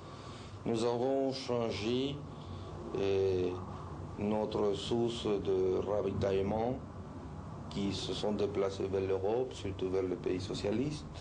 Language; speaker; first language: French; non-native, fluent; Spanish